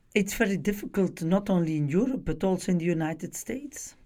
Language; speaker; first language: English; non-native, fluent; Dutch